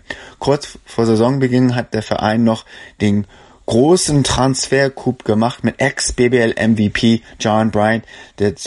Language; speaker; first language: German; native; German